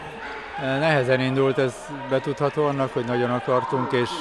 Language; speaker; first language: Hungarian; native; Hungarian